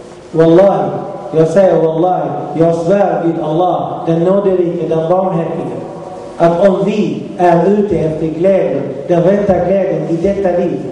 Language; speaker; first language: Swedish; non-native, fluent; Arabic